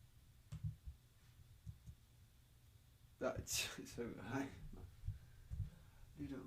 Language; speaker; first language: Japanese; non-native, learner; Spanish